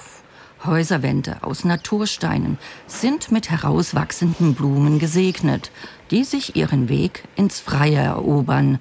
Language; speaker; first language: German; native; German